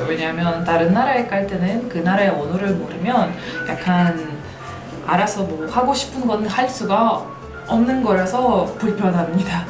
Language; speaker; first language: Korean; non-native, fluent; Russian